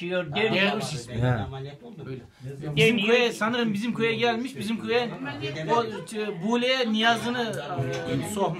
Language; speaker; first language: Turkish; native; Turkish